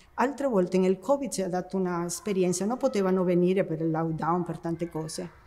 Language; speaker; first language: Italian; non-native, fluent; Spanish